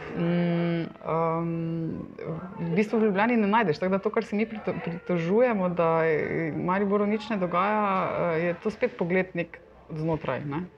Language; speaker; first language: Slovenian; native; Slovenian